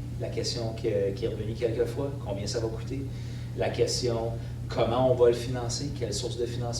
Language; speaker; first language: French; native; French